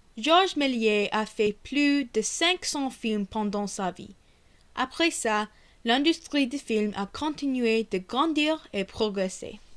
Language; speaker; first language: French; non-native, learner; English